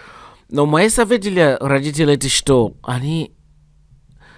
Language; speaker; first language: Russian; non-native, learner; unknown